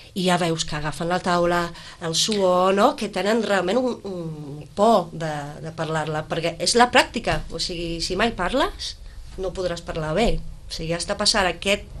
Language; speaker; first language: Catalan; non-native, fluent; English